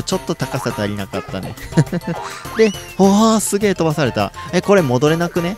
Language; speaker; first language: Japanese; native; Japanese